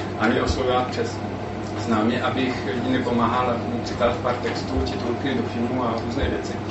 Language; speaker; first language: Czech; non-native, fluent; French